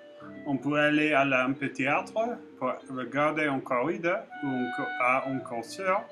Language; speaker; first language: French; non-native, learner; English